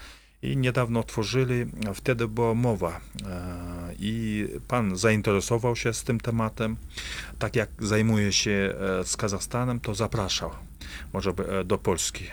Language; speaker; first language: Polish; non-native, fluent; Russian